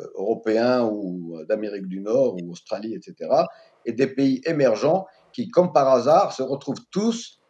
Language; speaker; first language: French; non-native, local second language; Arabic